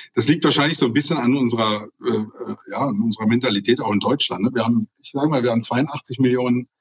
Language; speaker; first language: German; native; German